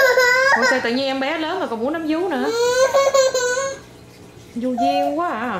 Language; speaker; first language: Vietnamese; native; Vietnamese